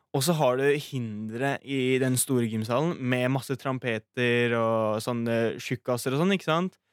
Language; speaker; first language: Norwegian; early bilingual, other home language; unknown